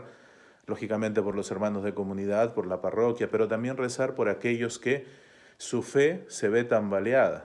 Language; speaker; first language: Spanish; native; Spanish